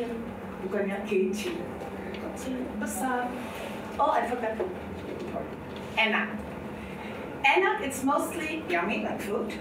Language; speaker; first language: English; non-native, fluent; German